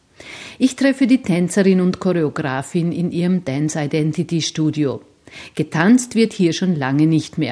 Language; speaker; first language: German; native; German